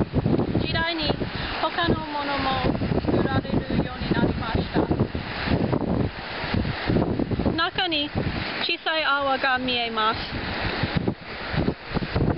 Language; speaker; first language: Japanese; non-native, learner; English